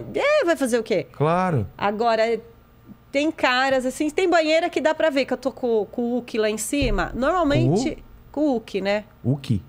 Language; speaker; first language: Portuguese; native; Portuguese